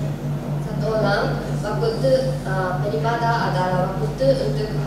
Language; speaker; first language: Indonesian; non-native, learner; Japanese